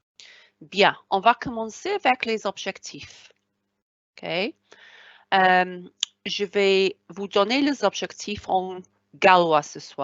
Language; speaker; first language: French; non-native, fluent; Welsh